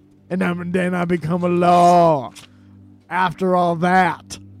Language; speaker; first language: English; native; English